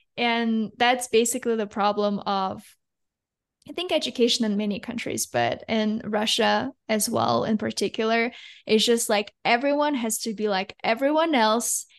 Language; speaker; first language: English; non-native, fluent; Russian